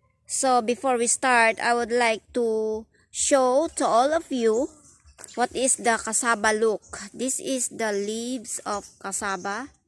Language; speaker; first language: English; non-native, learner; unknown